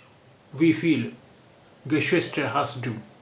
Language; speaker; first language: German; non-native, learner; Urdu